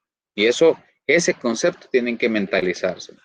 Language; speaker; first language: Spanish; native; Spanish